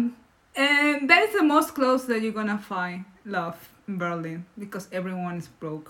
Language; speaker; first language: English; non-native, learner; Spanish